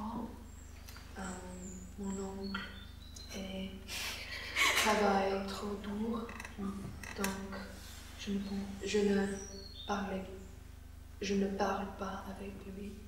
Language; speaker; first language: French; non-native, learner; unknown